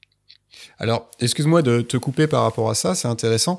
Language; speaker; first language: French; native; French